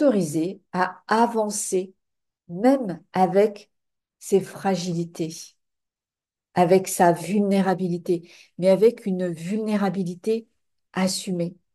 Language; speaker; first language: French; native; French